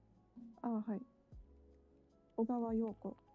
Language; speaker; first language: Japanese; non-native, learner; German